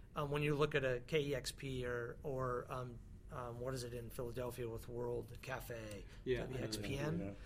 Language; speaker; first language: English; native; English